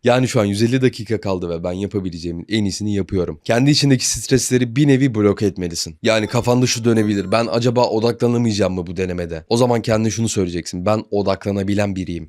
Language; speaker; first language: Turkish; native; Turkish